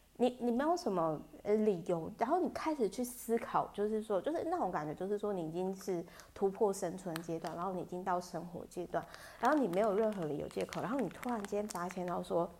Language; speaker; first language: Chinese; native; Chinese